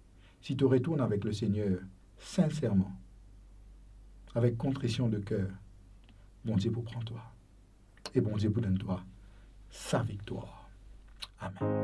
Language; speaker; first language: French; non-native, local second language; Haitian Creole